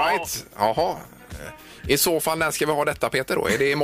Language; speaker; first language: Swedish; native; Swedish